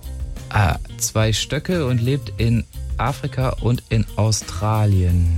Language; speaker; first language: German; native; German